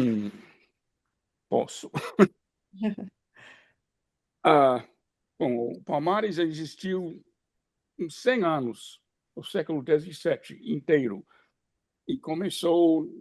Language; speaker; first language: Portuguese; non-native, fluent; English